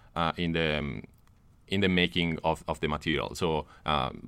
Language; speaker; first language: English; non-native, fluent; Italian